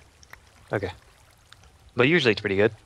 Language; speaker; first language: English; native; English